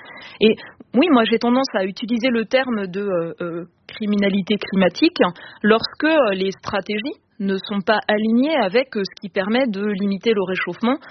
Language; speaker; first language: French; native; French